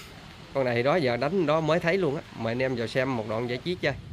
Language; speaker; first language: Vietnamese; native; Vietnamese